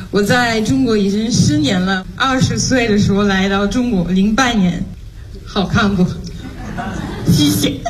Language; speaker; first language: Chinese; non-native, fluent; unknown